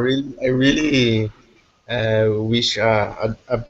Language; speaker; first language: English; non-native, learner; Portuguese